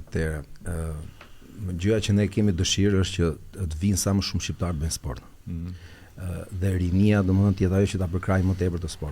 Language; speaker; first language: Albanian; native; Albanian